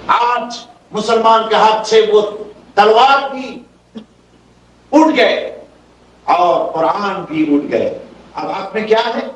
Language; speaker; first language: Urdu; non-native, fluent; Bangla